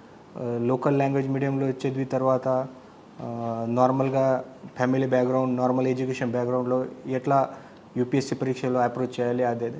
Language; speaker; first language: Telugu; non-native, learner; Marathi